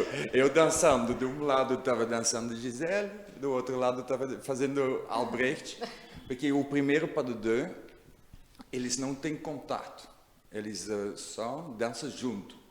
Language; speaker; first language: Portuguese; non-native, learner; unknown